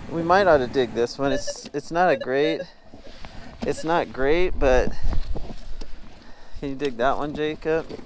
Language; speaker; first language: English; native; English